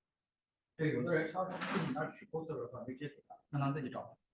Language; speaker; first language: Chinese; native; Chinese